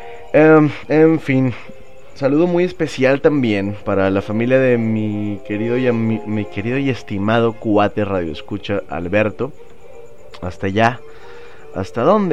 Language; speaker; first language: Spanish; native; Spanish